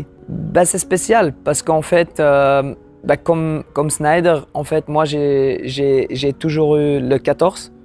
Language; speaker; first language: French; non-native, local second language; Dutch